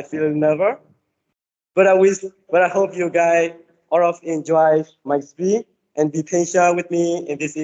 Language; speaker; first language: English; non-native, learner; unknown